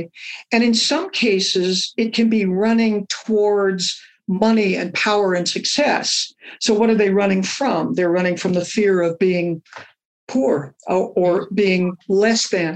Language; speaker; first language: English; native; English